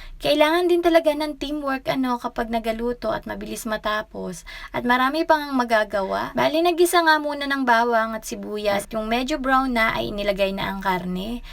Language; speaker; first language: Filipino; native; Filipino